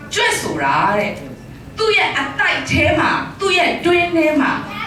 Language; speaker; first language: Burmese; non-native, local second language; Hakha Chin